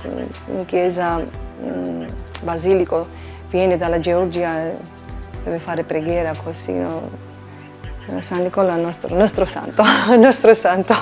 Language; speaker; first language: Italian; non-native, learner; Georgian